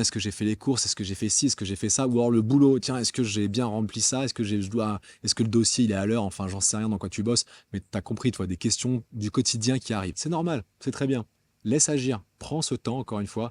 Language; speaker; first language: French; native; French